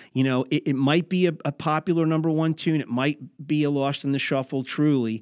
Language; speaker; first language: English; native; English